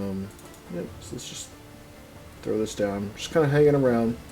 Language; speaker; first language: English; native; English